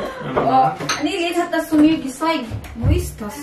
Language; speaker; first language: German; non-native, learner; Filipino